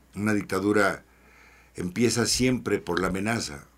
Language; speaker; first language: Spanish; native; Spanish